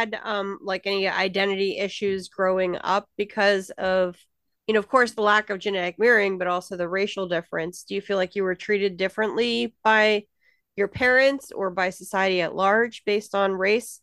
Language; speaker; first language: English; native; English